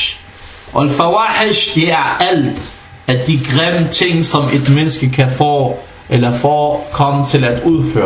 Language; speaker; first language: Danish; early bilingual, other home language; Arabic